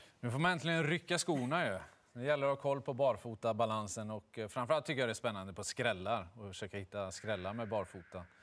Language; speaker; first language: Swedish; native; Swedish